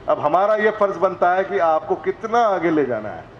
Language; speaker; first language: Hindi; non-native, local second language; Marathi